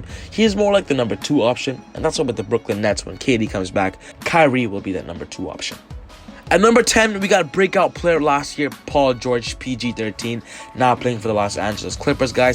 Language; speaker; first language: English; native; English